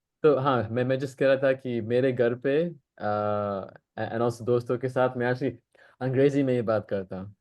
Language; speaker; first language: Hindi; non-native, local second language; English